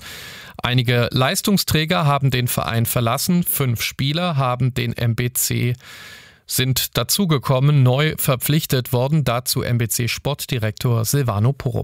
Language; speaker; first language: German; native; German